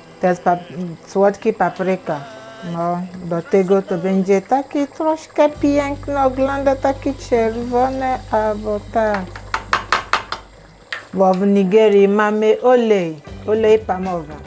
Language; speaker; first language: Polish; non-native, learner; Igbo